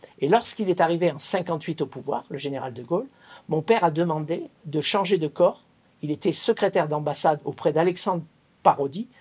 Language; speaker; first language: French; native; French